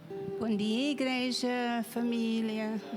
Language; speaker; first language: Portuguese; non-native, fluent; English